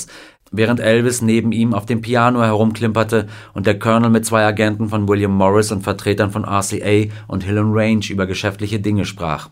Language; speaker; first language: German; native; German